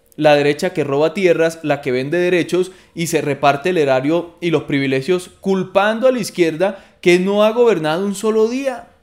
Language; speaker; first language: Spanish; native; Spanish